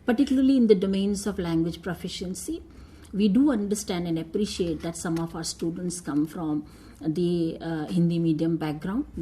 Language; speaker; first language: English; non-native, local second language; Hindi